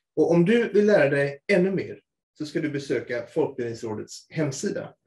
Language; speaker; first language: Swedish; native; Swedish